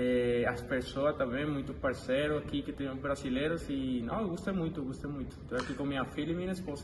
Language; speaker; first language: Portuguese; non-native, fluent; Spanish